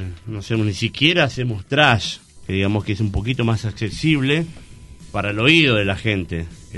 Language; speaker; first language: Spanish; native; Spanish